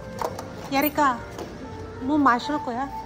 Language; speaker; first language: Korean; non-native, learner; Filipino